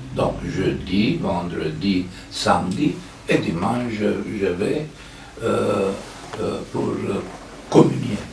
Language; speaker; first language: French; non-native, fluent; Romanian